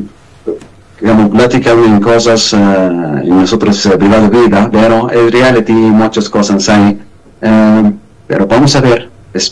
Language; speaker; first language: Spanish; non-native, learner; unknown